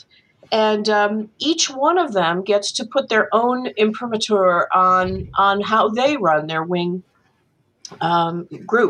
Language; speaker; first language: English; native; English